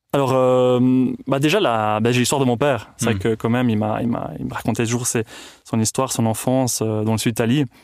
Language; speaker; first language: French; early bilingual, other home language; Italian